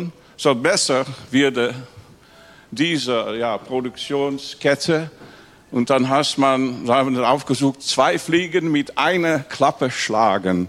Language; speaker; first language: German; non-native, learner; Dutch